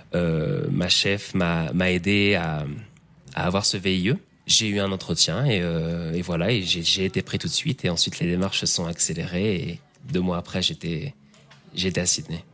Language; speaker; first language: French; native; French